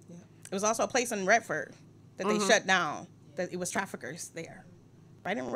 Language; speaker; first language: English; native; English